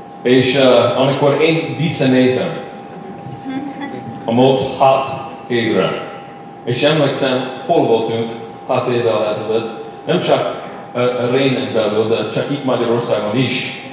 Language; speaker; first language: Hungarian; non-native, learner; English